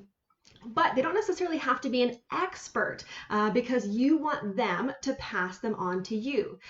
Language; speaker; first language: English; native; English